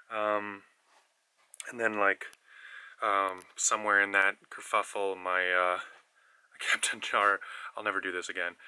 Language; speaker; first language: English; native; English